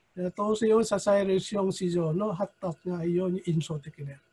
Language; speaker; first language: Japanese; non-native, fluent; Vietnamese